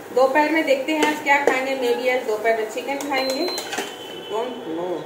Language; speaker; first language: Hindi; non-native, local second language; Bangla